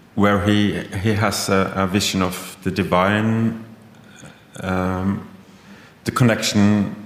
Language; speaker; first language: English; non-native, fluent; Norwegian